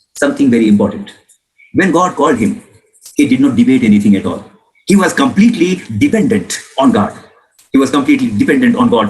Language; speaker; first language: English; non-native, local second language; Hindi